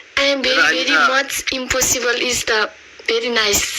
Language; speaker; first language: English; non-native, learner; Nepali